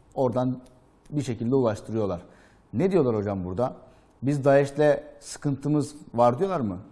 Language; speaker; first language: Turkish; native; Turkish